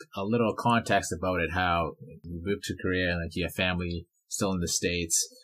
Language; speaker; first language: English; native; English